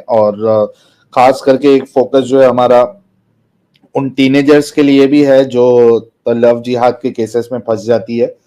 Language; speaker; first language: Hindi; native; Hindi